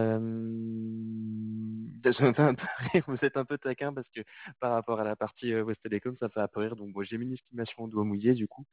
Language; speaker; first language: French; native; French